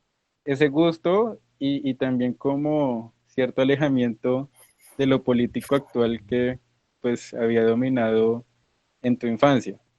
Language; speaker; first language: Spanish; native; Spanish